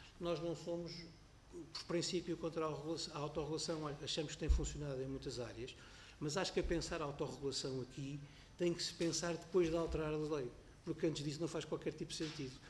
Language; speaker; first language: Portuguese; native; Portuguese